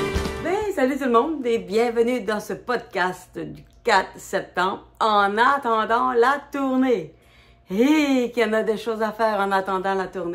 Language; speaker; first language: French; native; French